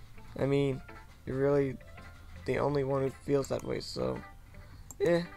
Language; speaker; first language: English; native; English